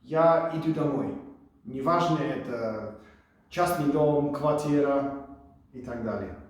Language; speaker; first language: Russian; non-native, fluent; English